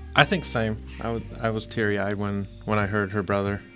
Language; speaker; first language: English; early bilingual, other home language; Filipino